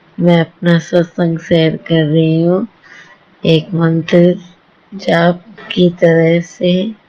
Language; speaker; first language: Hindi; early bilingual, heritage; Hindi